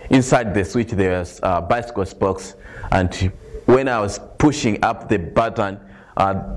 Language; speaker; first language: English; non-native, local second language; Nyanja